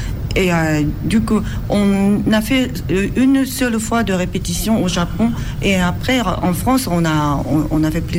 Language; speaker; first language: French; non-native, fluent; Japanese